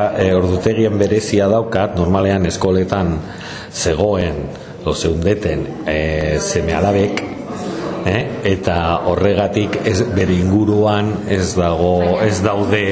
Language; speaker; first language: Basque; non-native, local second language; Spanish